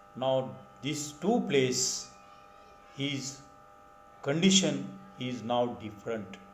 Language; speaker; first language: English; non-native, local second language; Marathi